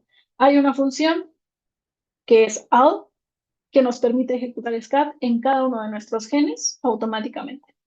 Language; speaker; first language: Spanish; native; Spanish